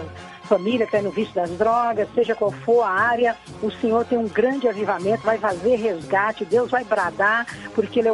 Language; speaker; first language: Portuguese; native; Portuguese